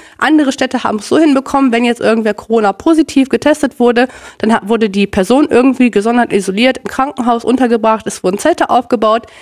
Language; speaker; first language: German; native; German